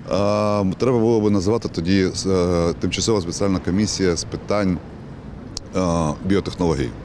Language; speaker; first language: Ukrainian; native; Ukrainian